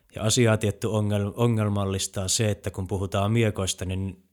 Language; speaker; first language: Finnish; native; Finnish